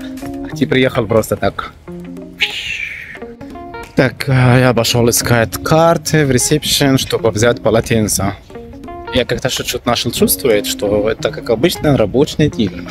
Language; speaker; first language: Russian; non-native, learner; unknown